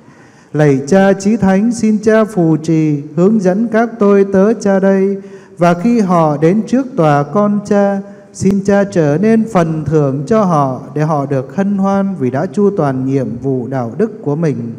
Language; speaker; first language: Vietnamese; native; Vietnamese